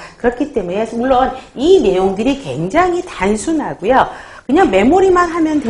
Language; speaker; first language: Korean; native; Korean